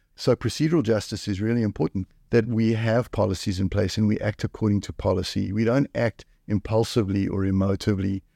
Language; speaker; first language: English; native; English